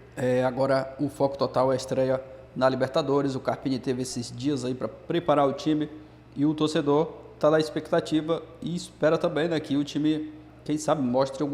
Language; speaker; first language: Portuguese; native; Portuguese